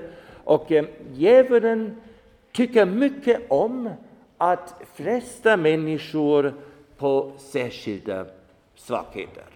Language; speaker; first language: Swedish; non-native, fluent; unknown